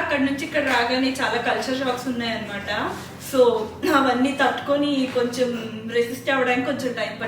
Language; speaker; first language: Telugu; native; Telugu